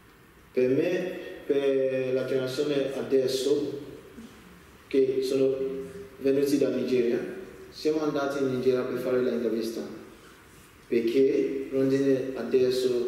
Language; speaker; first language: Italian; non-native, learner; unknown